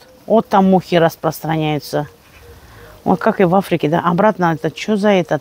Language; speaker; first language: Russian; native; Russian